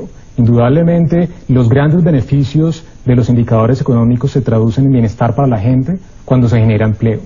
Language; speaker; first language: Spanish; native; Spanish